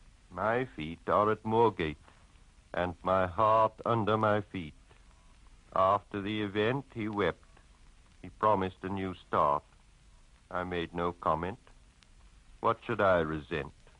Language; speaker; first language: English; native; English